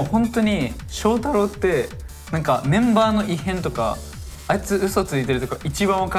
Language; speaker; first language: Japanese; native; Japanese